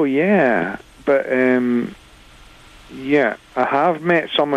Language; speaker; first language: English; native; English